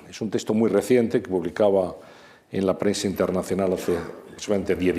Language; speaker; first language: Spanish; native; Spanish